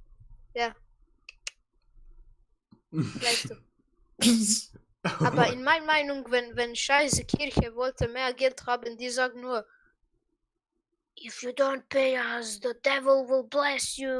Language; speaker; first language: German; non-native, learner; Croatian